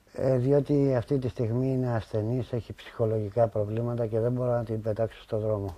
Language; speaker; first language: Greek; native; Greek